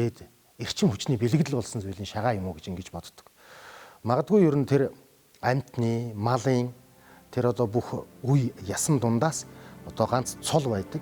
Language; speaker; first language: Mongolian; native; Mongolian